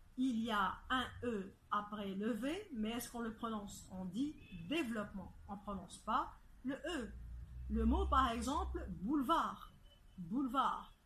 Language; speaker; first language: French; non-native, fluent; Arabic